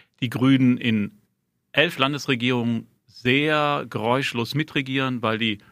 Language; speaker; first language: German; native; German